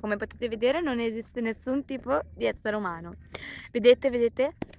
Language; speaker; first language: Italian; native; Italian